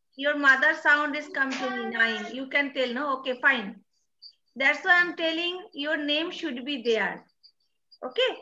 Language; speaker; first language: English; non-native, learner; Bangla